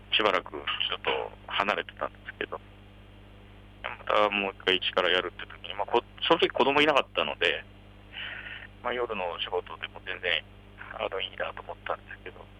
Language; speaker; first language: Japanese; native; Japanese